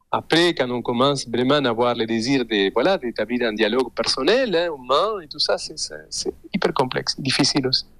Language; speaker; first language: French; non-native, fluent; Spanish